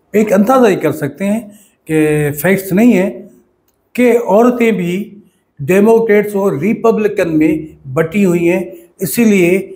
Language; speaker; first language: Urdu; non-native, local second language; Sindhi